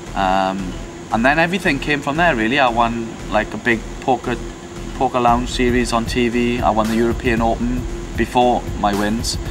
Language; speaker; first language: English; native; English